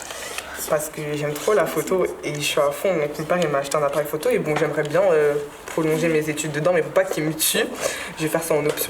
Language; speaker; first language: French; native; French